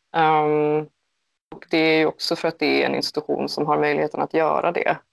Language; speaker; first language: Swedish; native; Swedish